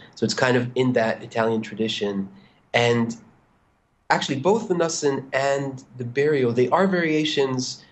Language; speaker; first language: English; non-native, fluent; Hebrew